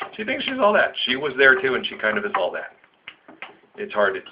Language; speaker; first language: English; native; English